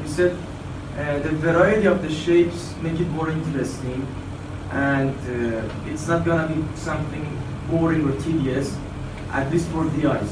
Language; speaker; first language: English; non-native, fluent; Persian